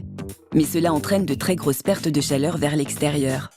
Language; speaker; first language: French; native; French